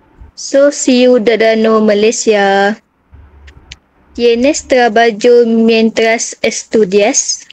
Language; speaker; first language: Spanish; non-native, learner; Malay